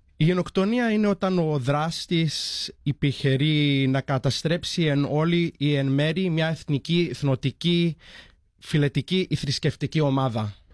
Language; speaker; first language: Greek; early bilingual, heritage; Greek